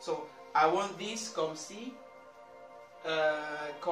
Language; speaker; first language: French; non-native, learner; English